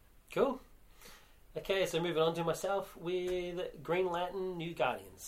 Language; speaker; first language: English; native; English